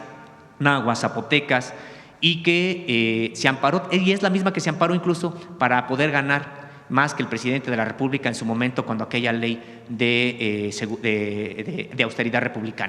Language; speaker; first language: Spanish; native; Spanish